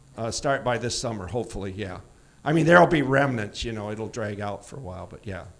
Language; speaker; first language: English; native; English